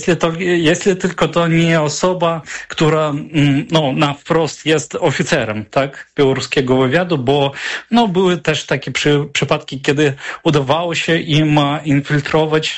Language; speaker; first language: Polish; non-native, fluent; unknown